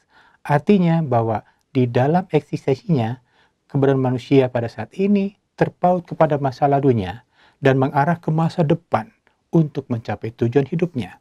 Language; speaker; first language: Indonesian; native; Indonesian